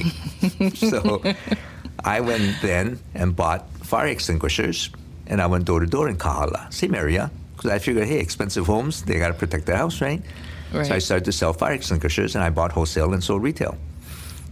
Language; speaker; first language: English; early bilingual, other home language; Korean